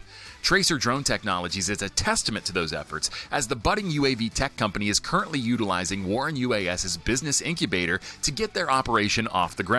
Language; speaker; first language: English; native; English